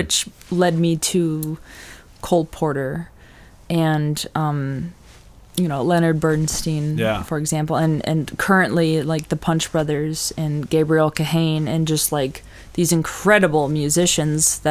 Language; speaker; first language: English; native; English